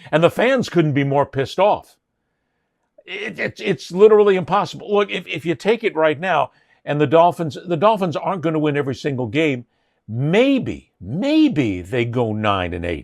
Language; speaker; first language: English; native; English